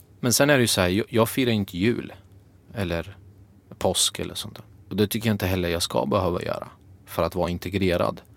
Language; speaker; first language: Swedish; early bilingual, other home language; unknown